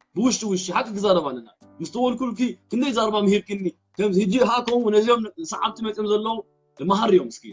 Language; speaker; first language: Tigrinya; early bilingual, heritage; Tigrinya